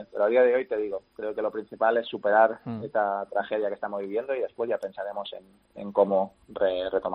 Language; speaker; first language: Spanish; native; Spanish